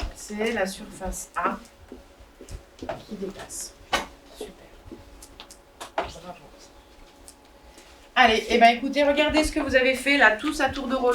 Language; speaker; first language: French; native; French